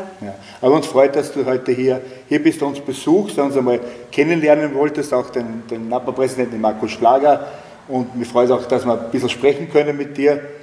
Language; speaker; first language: German; native; German